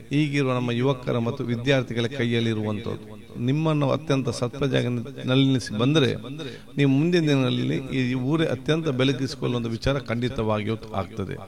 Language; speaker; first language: Kannada; non-native, local second language; Badaga